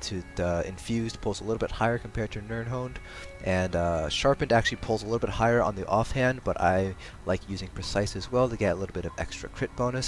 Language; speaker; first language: English; native; English